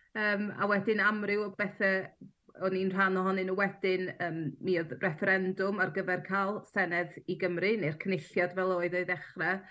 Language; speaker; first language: Welsh; native; Welsh